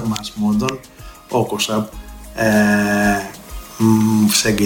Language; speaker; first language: Hungarian; non-native, fluent; Greek